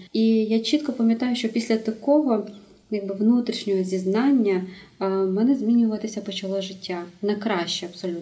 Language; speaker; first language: Ukrainian; native; Ukrainian